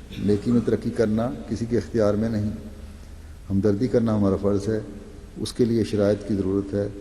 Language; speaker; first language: Urdu; native; Urdu